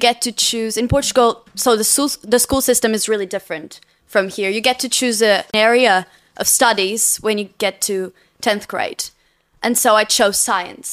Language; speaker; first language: English; non-native, fluent; Portuguese